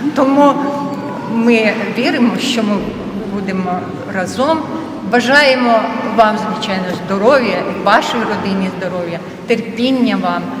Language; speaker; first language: Ukrainian; non-native, local second language; Russian